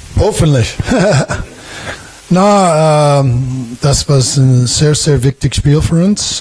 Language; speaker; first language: German; non-native, learner; English